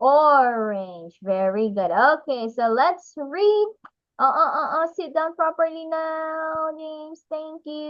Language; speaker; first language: English; non-native, local second language; Filipino